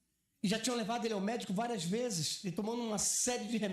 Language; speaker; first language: Portuguese; native; Portuguese